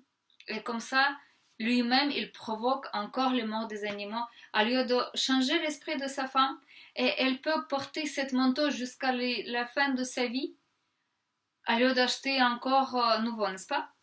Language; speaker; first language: French; non-native, fluent; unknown